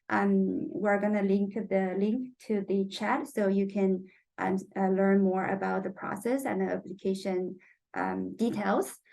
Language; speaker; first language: English; non-native, fluent; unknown